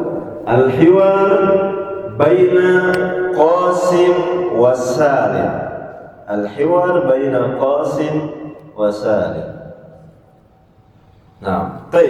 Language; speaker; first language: Arabic; non-native, fluent; Indonesian